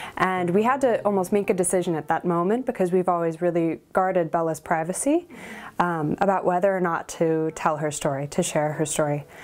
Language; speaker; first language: English; native; English